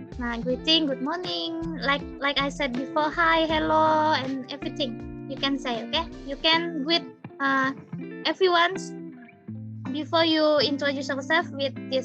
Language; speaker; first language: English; non-native, fluent; Indonesian